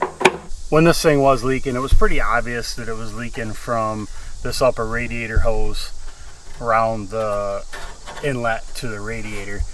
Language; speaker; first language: English; native; English